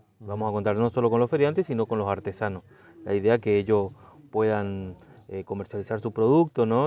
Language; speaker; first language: Spanish; native; Spanish